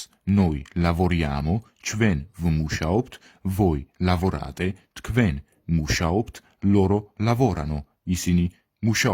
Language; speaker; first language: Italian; non-native, fluent; Georgian